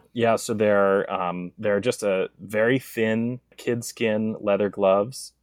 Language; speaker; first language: English; native; English